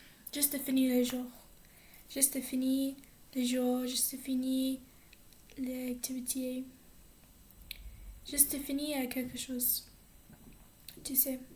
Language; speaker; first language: French; non-native, learner; English